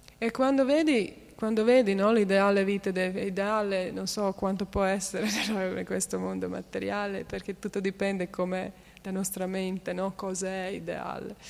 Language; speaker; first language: Italian; non-native, fluent; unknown